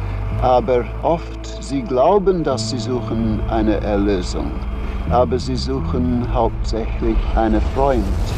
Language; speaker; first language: German; non-native, learner; English